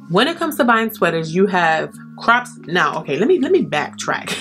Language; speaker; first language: English; native; English